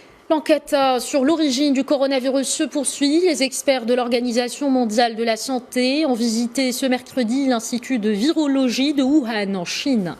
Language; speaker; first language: French; non-native, local second language; Arabic